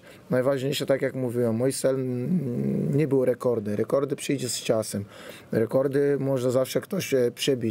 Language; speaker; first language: Polish; non-native, fluent; Portuguese